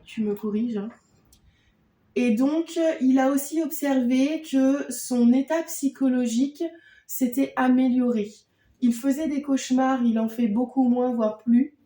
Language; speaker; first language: French; native; French